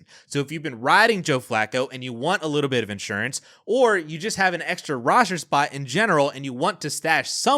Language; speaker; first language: English; native; English